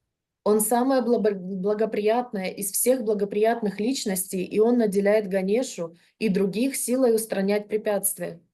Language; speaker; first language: Russian; native; Russian